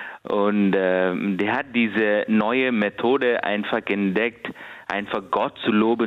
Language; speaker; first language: German; non-native, fluent; Kannada